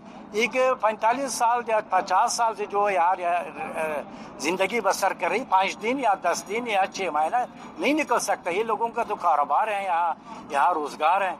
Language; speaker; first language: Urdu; non-native, fluent; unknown